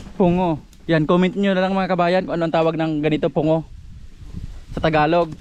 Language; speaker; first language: Filipino; non-native, local second language; Bikol